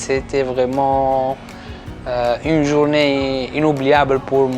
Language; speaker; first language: French; non-native, local second language; Arabic